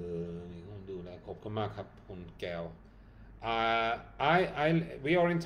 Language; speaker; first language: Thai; non-native, learner; Swedish